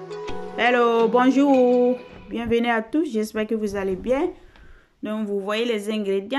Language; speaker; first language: French; non-native, fluent; Italian